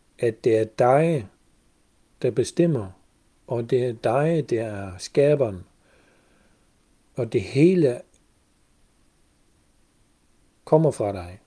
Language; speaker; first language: Danish; non-native, fluent; German